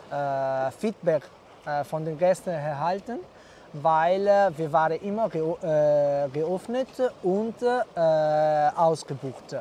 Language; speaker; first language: German; non-native, learner; Italian